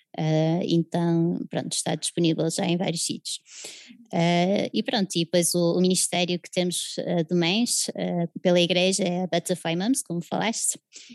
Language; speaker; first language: Portuguese; early bilingual, other home language; English